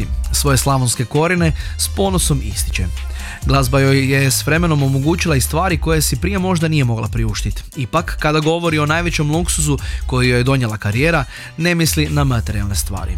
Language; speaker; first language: Croatian; native; Croatian